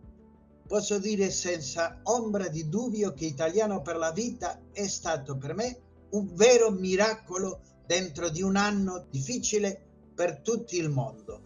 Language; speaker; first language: Italian; non-native, fluent; Spanish